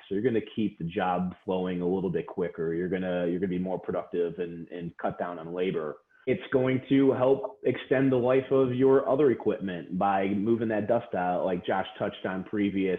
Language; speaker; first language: English; native; English